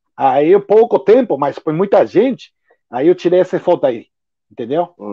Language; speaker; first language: Portuguese; non-native, fluent; Japanese